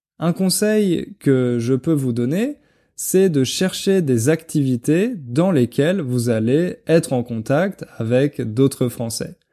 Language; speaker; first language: French; native; French